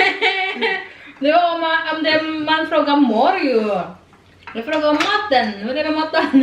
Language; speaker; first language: Swedish; non-native, fluent; Indonesian